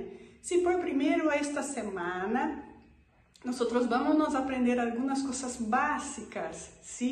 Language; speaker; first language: Spanish; non-native, fluent; Portuguese